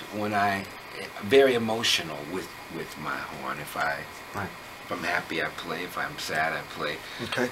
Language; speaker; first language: English; native; English